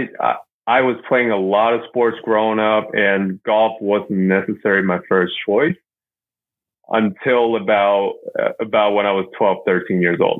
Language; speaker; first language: English; non-native, fluent; Chinese